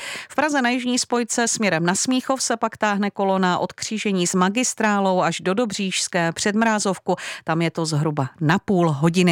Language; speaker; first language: Czech; native; Czech